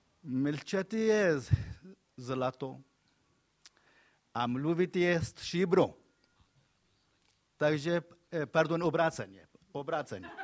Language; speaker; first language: Czech; non-native, fluent; Kurdish